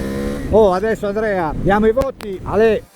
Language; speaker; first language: Italian; native; Italian